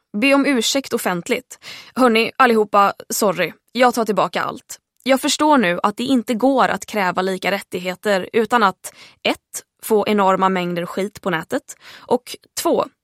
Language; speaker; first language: Swedish; early bilingual, heritage; Swedish